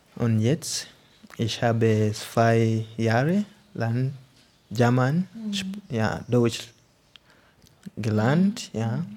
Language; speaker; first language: German; non-native, learner; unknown